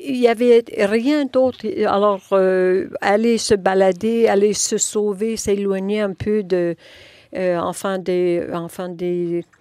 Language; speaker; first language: French; non-native, local second language; English